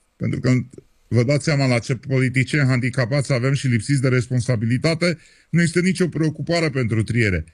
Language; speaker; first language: Romanian; native; Romanian